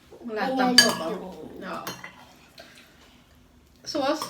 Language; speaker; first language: Swedish; non-native, learner; Thai